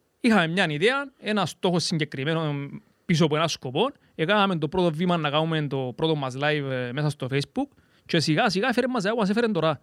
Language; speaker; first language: Greek; native; Greek